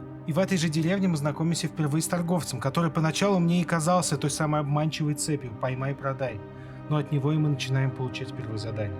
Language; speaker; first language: Russian; native; Russian